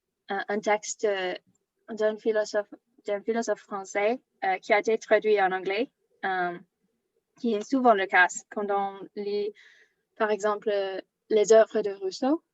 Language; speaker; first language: French; non-native, learner; English